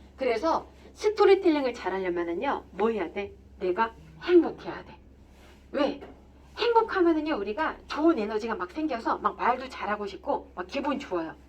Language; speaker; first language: Korean; native; Korean